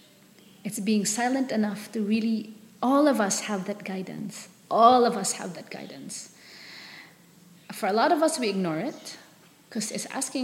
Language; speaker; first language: English; non-native, local second language; Filipino